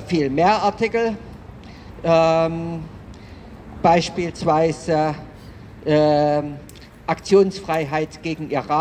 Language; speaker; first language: German; native; German